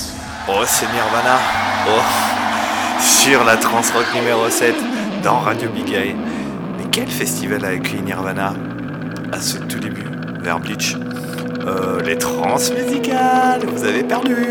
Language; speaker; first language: French; native; French